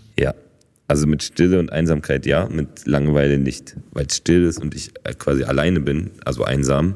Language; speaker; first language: German; early bilingual, other home language; Polish